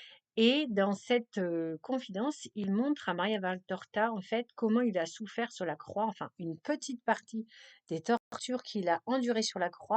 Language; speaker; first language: French; native; French